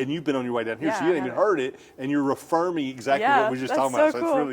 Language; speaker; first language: English; native; English